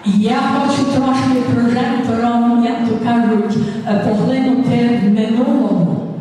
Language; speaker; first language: Ukrainian; early bilingual, heritage; Ukrainian